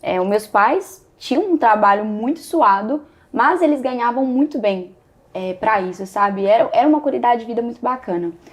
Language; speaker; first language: Portuguese; native; Portuguese